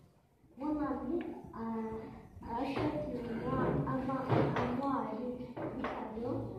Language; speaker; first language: French; non-native, learner; Kabyle